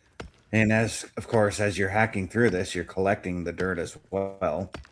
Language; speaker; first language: English; native; English